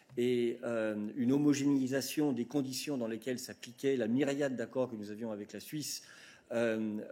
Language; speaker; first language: French; native; French